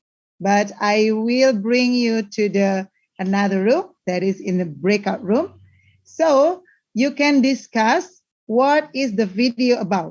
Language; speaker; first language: English; non-native, learner; Indonesian